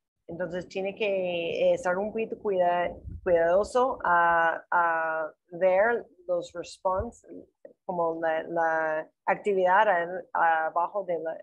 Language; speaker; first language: Spanish; non-native, learner; English